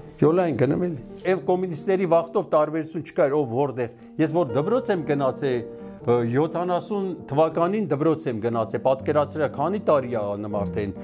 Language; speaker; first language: Armenian; non-native, local second language; Kurdish